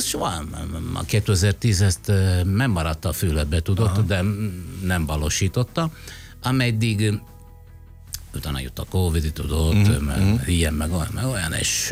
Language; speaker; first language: Hungarian; non-native, fluent; Italian